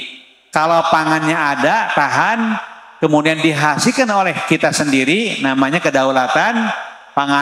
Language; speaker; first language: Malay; non-native, local second language; Sundanese